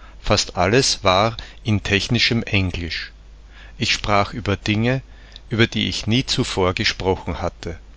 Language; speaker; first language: German; non-native, learner; Czech